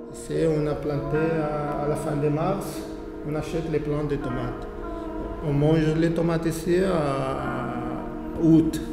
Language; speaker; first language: French; non-native, fluent; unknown